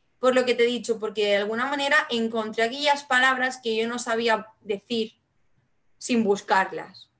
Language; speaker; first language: Spanish; non-native, local second language; Catalan